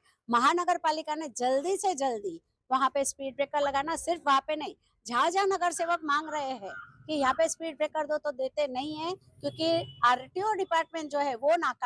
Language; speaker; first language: Hindi; non-native, local second language; Marathi